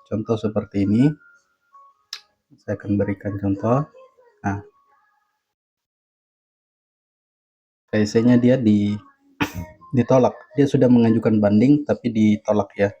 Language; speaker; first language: Indonesian; native; Indonesian